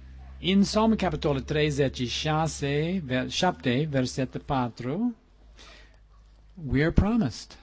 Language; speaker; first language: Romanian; non-native, learner; English